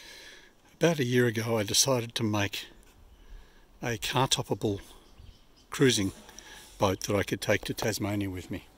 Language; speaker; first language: English; native; English